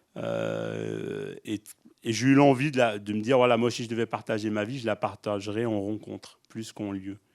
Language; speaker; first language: French; early bilingual, other home language; Arabic